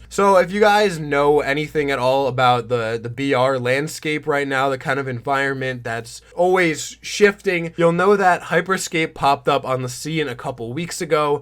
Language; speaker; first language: English; native; English